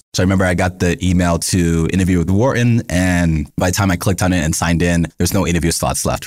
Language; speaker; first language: English; native; English